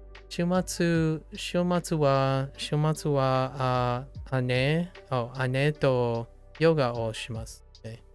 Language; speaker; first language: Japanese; non-native, learner; English